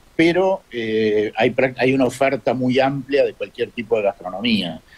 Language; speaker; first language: Spanish; native; Spanish